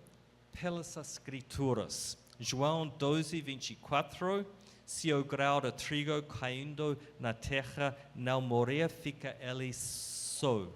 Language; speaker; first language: Portuguese; non-native, fluent; English